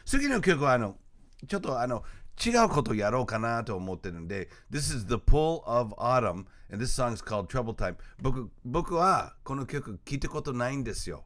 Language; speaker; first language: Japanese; non-native, fluent; English